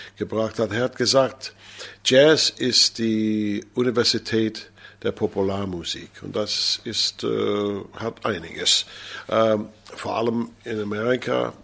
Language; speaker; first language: German; non-native, fluent; English